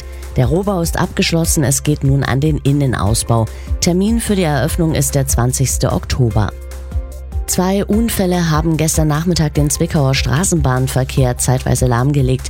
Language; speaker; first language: German; native; German